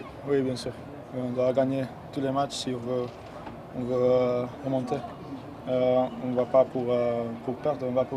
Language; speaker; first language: French; non-native, learner; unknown